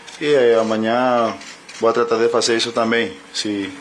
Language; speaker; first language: Portuguese; non-native, learner; Spanish